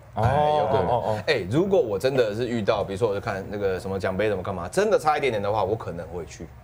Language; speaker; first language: Chinese; native; Chinese